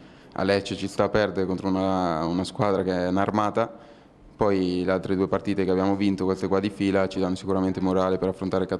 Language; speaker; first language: Italian; native; Italian